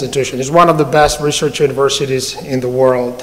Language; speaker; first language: English; non-native, fluent; Spanish